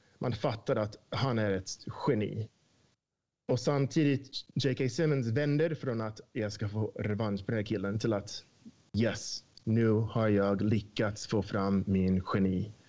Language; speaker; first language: Swedish; non-native, fluent; English